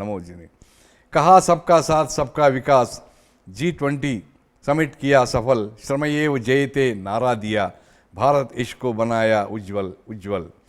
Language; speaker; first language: Hindi; non-native, local second language; Telugu